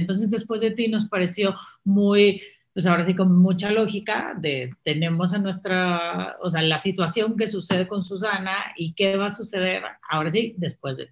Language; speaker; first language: Spanish; native; Spanish